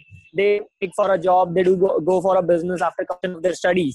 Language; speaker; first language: English; non-native, local second language; Hindi